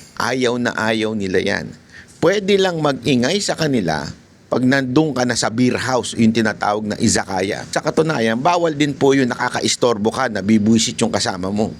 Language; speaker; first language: Filipino; native; Filipino